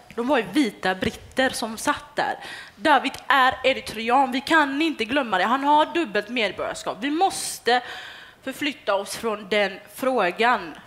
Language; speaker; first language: Swedish; early bilingual, other home language; Tigrinya